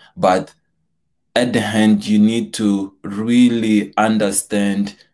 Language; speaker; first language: English; non-native, fluent; Portuguese